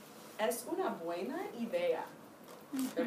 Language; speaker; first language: Spanish; non-native, fluent; English